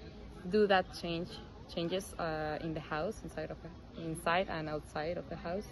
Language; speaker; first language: English; non-native, fluent; Spanish